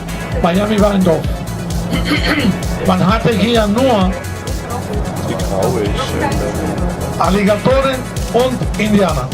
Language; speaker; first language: German; non-native, fluent; Spanish